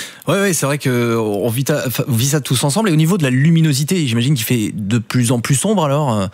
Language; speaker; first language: French; native; French